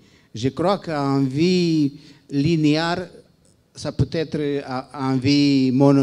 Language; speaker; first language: French; non-native, fluent; Romanian